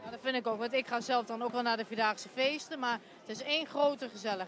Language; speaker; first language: Dutch; native; Dutch